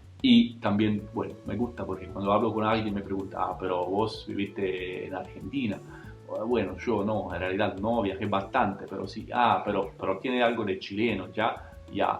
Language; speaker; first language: Spanish; non-native, fluent; Italian